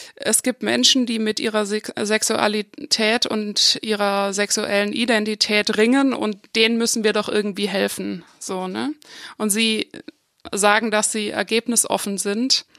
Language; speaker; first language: German; native; German